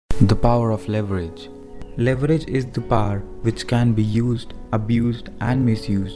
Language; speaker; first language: English; non-native, local second language; Hindi